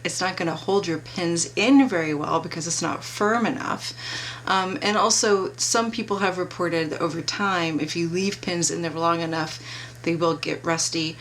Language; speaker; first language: English; native; English